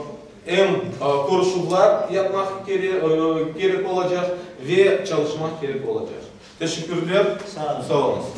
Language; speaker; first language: Turkish; non-native, learner; Tatar